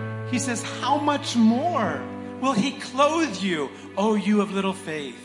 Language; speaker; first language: English; native; English